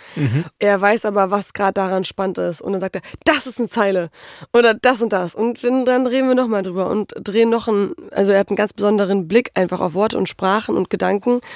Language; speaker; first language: German; early bilingual, other home language; Polish